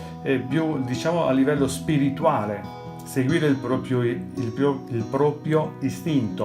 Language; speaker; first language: Italian; native; Italian